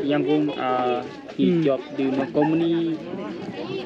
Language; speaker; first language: English; non-native, learner; Burmese